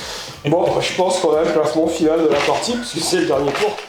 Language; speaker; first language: French; native; French